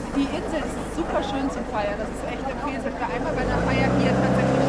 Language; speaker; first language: German; native; German